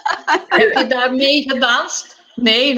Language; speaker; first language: Dutch; early bilingual, heritage; Portuguese